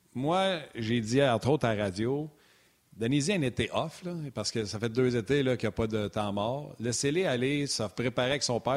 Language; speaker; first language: French; native; French